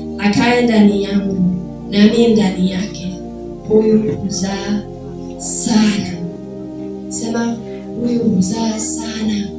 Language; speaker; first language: Swahili; non-native, fluent; German